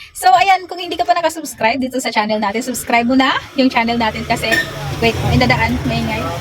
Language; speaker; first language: Filipino; native; Filipino